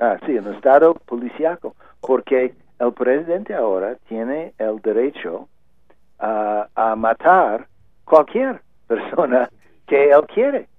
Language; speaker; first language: Spanish; non-native, learner; English